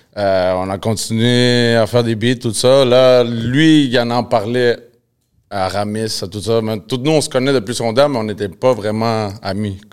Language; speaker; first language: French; early bilingual, other home language; Spanish